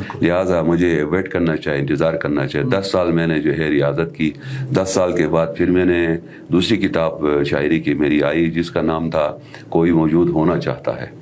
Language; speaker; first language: Urdu; non-native, local second language; Shina